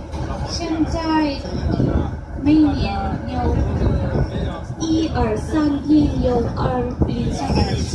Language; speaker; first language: Chinese; non-native, fluent; Russian